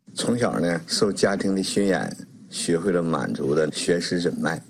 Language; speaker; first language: Chinese; native; Chinese